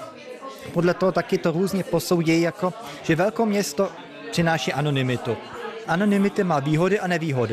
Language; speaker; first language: Czech; early bilingual, heritage; Czech